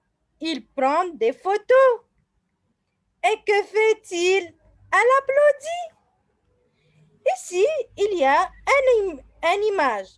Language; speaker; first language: French; non-native, fluent; Arabic